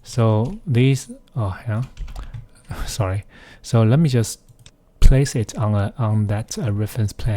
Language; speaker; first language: English; non-native, fluent; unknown